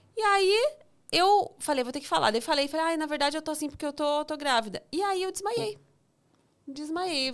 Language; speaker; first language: Portuguese; native; Portuguese